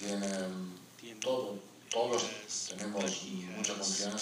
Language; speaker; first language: Spanish; non-native, fluent; Italian